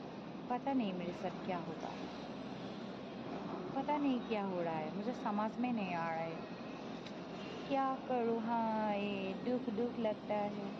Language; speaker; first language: Hindi; non-native, local second language; Assamese